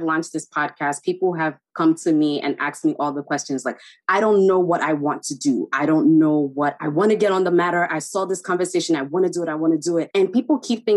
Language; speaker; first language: English; non-native, local second language; Igbo